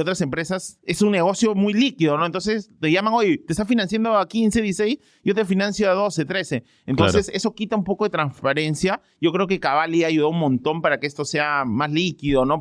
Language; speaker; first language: Spanish; native; Spanish